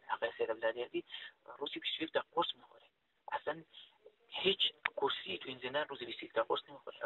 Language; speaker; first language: Persian; non-native, local second language; Kurdish